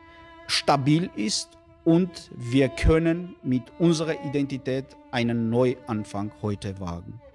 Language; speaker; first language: German; non-native, fluent; Armenian